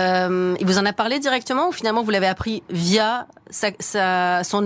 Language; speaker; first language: French; native; French